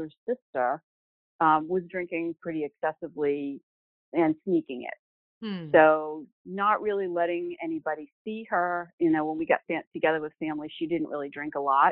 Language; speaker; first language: English; native; English